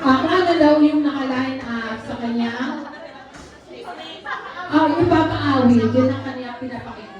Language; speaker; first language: Filipino; native; Filipino